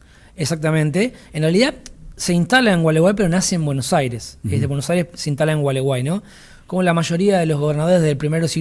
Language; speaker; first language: Spanish; native; Spanish